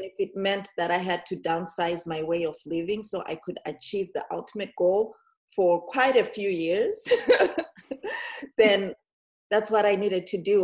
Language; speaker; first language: English; non-native, local second language; Shona